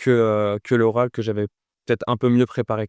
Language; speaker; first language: French; native; French